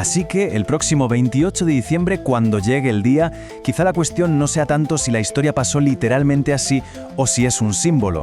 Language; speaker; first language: Spanish; native; Spanish